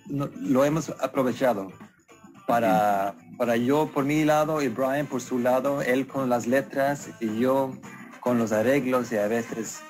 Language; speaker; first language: Spanish; non-native, fluent; Swedish